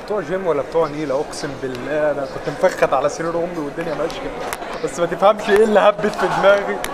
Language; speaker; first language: Arabic; native; Arabic